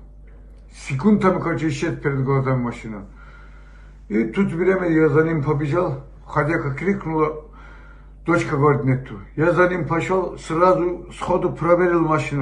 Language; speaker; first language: Russian; non-native, local second language; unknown